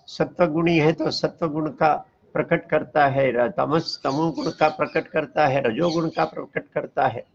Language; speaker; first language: Hindi; non-native, local second language; Tamil